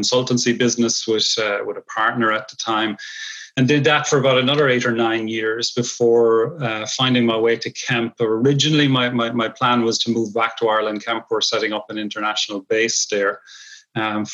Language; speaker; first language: English; native; English